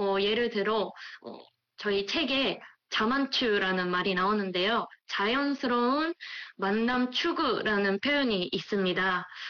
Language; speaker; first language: Korean; non-native, fluent; Japanese